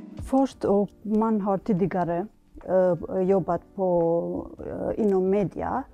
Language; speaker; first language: Swedish; non-native, learner; Albanian